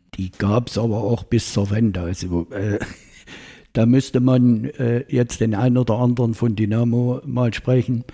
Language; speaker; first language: German; native; German